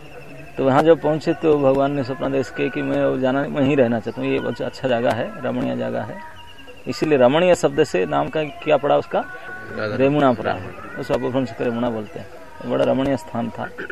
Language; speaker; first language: Hindi; non-native, local second language; Odia